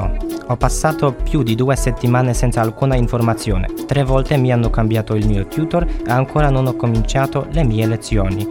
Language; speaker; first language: Italian; non-native, fluent; Polish